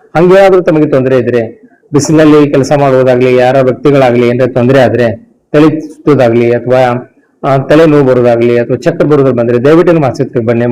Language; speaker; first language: Kannada; native; Kannada